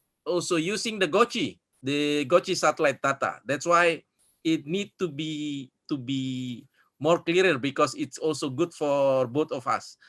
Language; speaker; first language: English; non-native, fluent; Indonesian